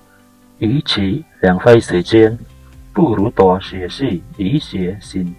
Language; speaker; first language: Chinese; non-native, fluent; Khmer